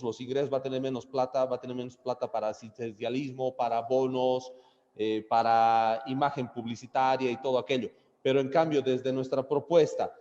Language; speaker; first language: Spanish; native; Spanish